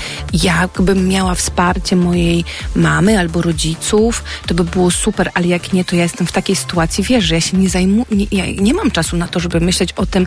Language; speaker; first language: Polish; native; Polish